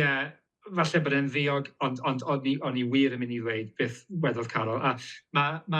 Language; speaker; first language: Welsh; native; Welsh